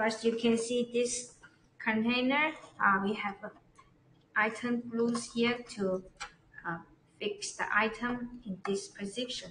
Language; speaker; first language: English; non-native, learner; Chinese